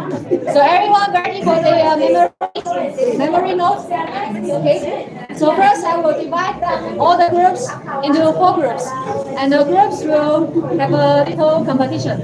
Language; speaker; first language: English; non-native, fluent; Chinese